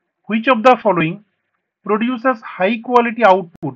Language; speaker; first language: English; non-native, local second language; Bangla